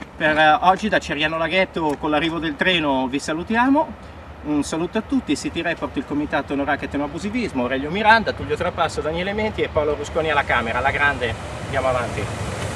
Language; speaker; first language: Italian; native; Italian